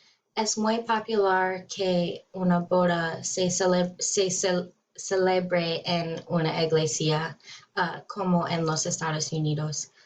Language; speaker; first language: Spanish; non-native, learner; English